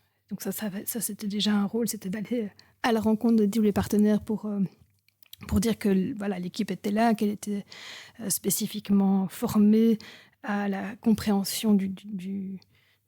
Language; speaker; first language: French; native; French